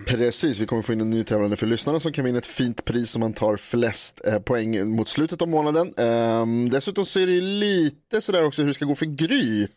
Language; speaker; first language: Swedish; native; Swedish